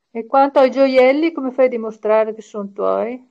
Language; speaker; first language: Italian; non-native, fluent; German